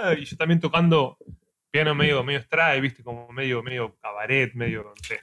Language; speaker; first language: Spanish; native; Spanish